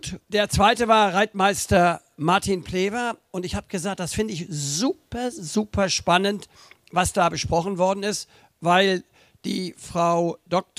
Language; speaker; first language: German; native; German